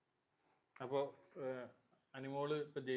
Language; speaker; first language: Malayalam; native; Malayalam